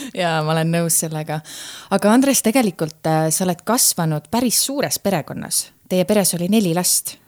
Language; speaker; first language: Estonian; native; Estonian